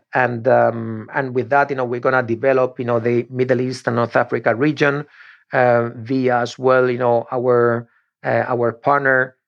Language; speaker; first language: English; non-native, fluent; Spanish